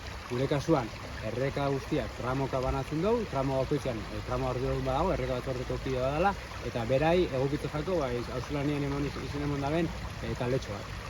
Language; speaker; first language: Basque; native; Basque